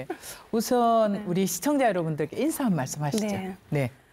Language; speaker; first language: Korean; native; Korean